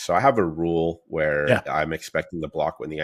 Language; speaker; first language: English; native; English